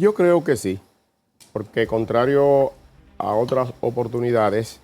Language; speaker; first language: Spanish; native; Spanish